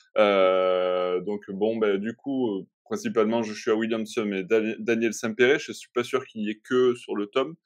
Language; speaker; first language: French; native; French